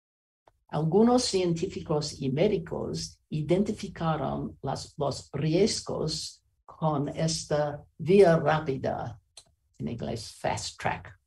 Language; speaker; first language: Spanish; non-native, learner; English